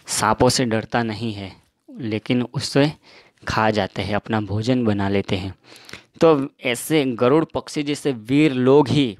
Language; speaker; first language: Hindi; non-native, local second language; Gujarati